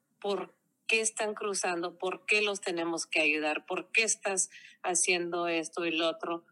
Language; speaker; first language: Spanish; early bilingual, heritage; Spanish